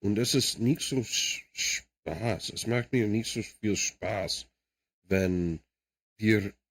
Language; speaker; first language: German; non-native, learner; English